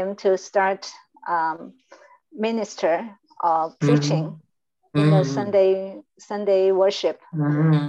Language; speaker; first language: English; non-native, learner; Chinese